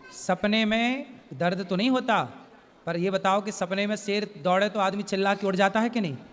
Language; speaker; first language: Hindi; native; Hindi